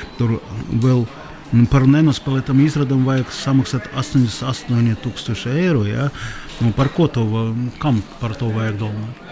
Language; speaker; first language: Latvian; non-native, local second language; Russian